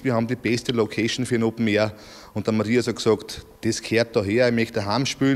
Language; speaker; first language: German; native; German